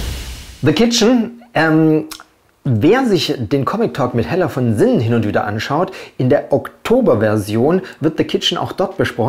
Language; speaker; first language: German; native; German